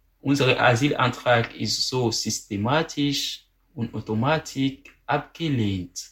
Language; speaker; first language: German; non-native, learner; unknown